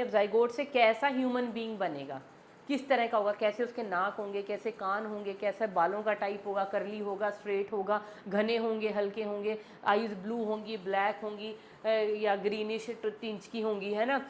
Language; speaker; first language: Hindi; native; Hindi